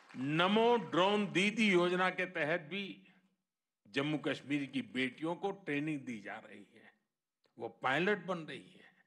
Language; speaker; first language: Hindi; non-native, local second language; Gujarati